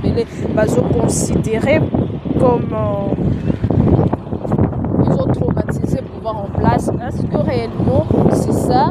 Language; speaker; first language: French; non-native, local second language; Lingala